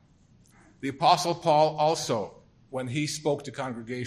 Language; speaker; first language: English; native; English